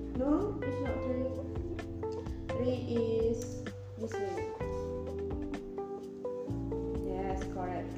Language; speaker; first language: English; non-native, learner; Indonesian